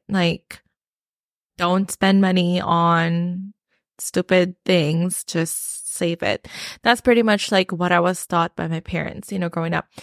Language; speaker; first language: English; non-native, local second language; Filipino